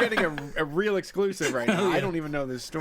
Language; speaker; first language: English; native; English